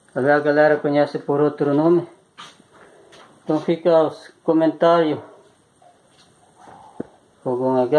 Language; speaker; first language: Portuguese; native; Portuguese